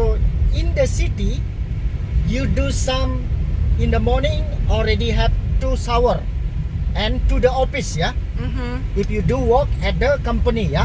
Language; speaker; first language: English; non-native, learner; Indonesian